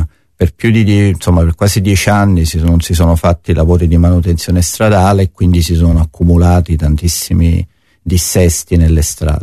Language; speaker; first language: Italian; native; Italian